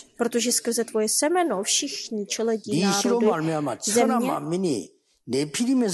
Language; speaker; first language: Czech; non-native, fluent; Korean